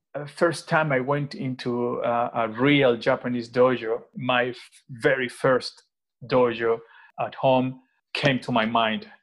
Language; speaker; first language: English; non-native, fluent; Spanish